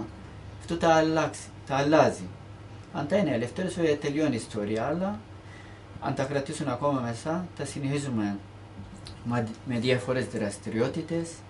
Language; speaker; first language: Greek; non-native, learner; Turkish